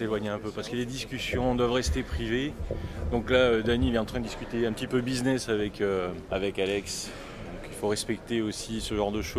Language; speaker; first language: French; native; French